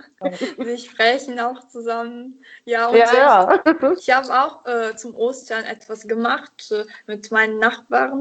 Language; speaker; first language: German; non-native, learner; Italian